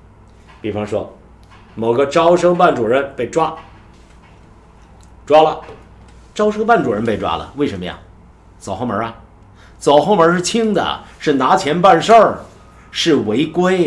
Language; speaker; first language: Chinese; native; Chinese